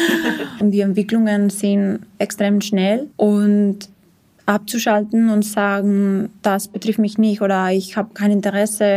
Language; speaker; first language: German; non-native, fluent; Spanish